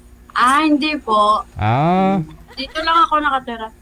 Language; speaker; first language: Filipino; non-native, local second language; Hiligaynon